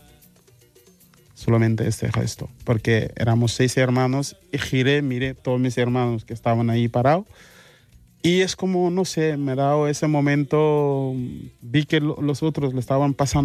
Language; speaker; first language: Spanish; non-native, fluent; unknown